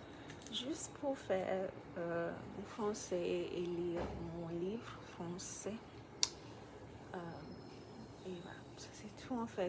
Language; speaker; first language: French; non-native, learner; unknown